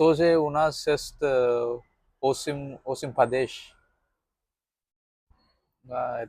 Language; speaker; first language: Russian; non-native, learner; Tamil